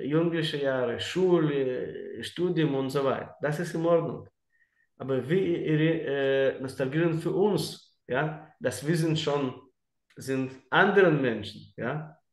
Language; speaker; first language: German; non-native, learner; Russian